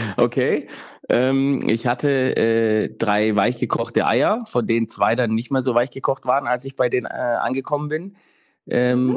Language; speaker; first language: German; early bilingual, other home language; Italian